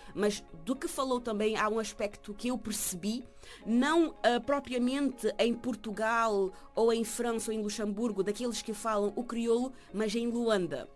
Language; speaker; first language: Portuguese; non-native, local second language; Kabuverdianu